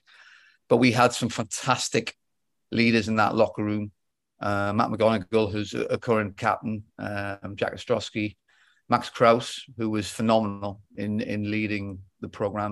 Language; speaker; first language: English; native; English